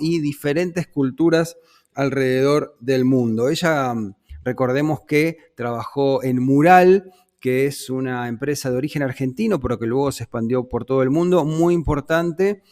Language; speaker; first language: Spanish; native; Spanish